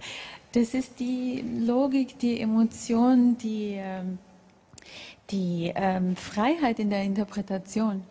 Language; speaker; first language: German; non-native, fluent; Georgian